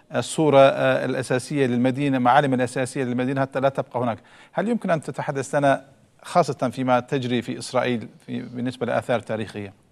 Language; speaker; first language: Arabic; non-native, fluent; Turkish